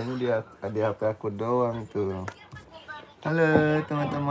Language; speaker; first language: Indonesian; native; Indonesian